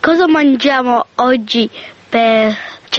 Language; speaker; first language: Italian; non-native, fluent; Russian